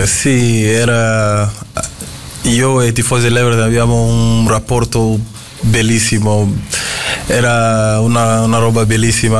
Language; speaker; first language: Italian; non-native, fluent; Portuguese